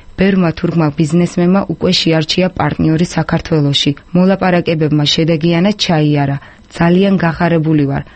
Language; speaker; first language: Georgian; non-native, local second language; Azerbaijani